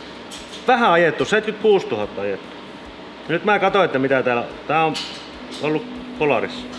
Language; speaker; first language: Finnish; native; Finnish